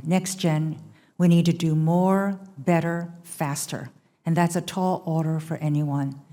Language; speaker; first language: English; early bilingual, other home language; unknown